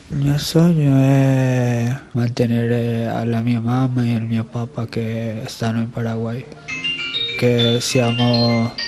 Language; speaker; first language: Italian; early bilingual, other home language; Spanish